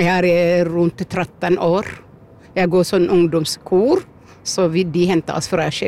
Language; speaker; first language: Norwegian; early bilingual, other home language; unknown